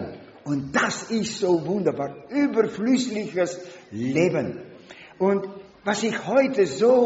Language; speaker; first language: German; non-native, learner; Dutch